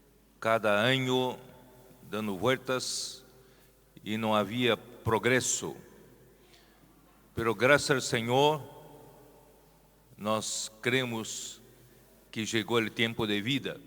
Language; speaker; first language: Spanish; non-native, fluent; Portuguese